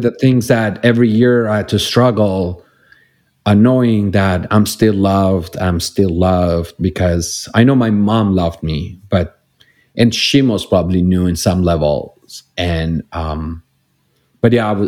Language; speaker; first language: English; non-native, fluent; Persian